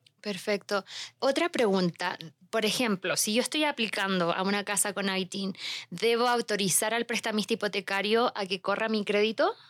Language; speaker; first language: Spanish; native; Spanish